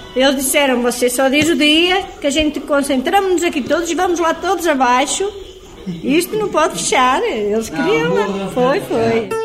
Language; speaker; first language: Portuguese; native; Portuguese